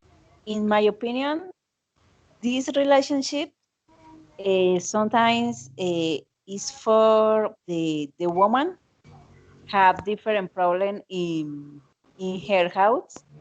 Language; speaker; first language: English; non-native, learner; Spanish